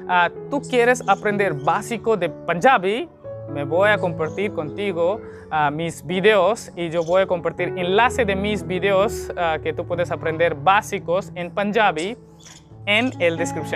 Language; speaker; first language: Spanish; non-native, learner; Hindi